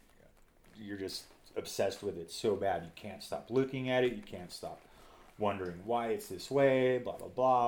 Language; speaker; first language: English; native; English